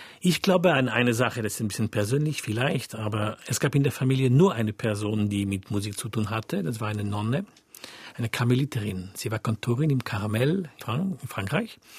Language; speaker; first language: German; non-native, fluent; French